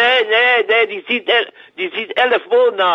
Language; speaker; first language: German; non-native, learner; French